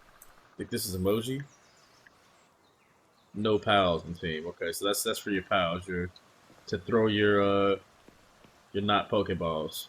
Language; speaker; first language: English; native; English